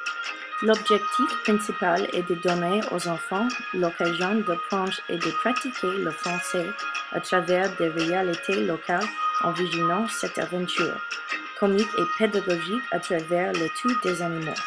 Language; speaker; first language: French; non-native, learner; English